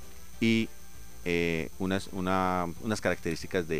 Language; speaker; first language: Spanish; native; Spanish